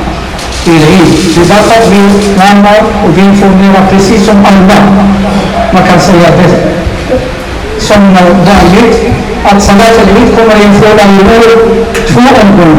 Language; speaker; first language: Swedish; non-native, fluent; Somali